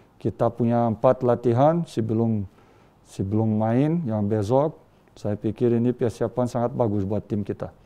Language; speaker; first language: Indonesian; non-native, learner; Portuguese